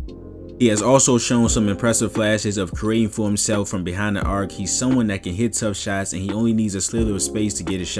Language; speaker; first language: English; native; English